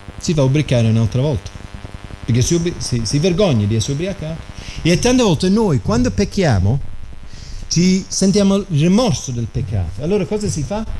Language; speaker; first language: Italian; non-native, fluent; English